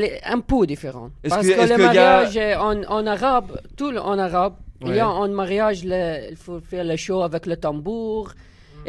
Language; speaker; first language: French; non-native, learner; Arabic